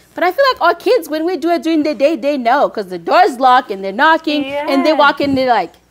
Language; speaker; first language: English; early bilingual, other home language; Haitian Creole